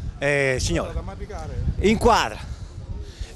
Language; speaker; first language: Italian; native; Italian